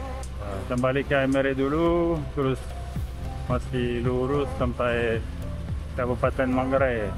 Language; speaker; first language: Indonesian; non-native, fluent; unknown